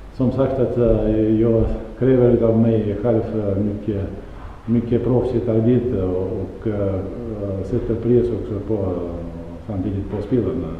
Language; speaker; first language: Swedish; non-native, fluent; Russian